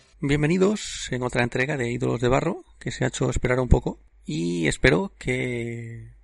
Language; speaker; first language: Spanish; native; Spanish